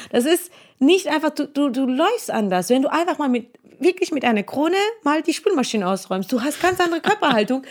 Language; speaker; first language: German; non-native, fluent; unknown